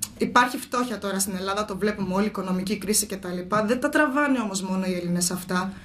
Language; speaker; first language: Greek; early bilingual, other home language; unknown